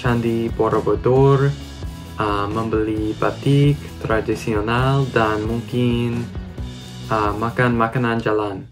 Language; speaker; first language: Indonesian; non-native, learner; English